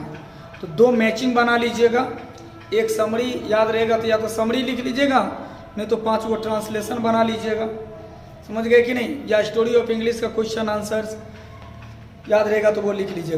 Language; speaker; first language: Hindi; native; Hindi